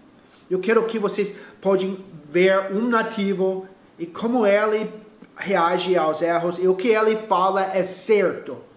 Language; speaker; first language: Portuguese; non-native, fluent; English